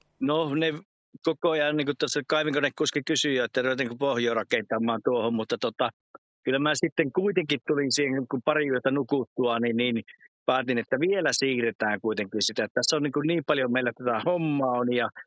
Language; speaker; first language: Finnish; native; Finnish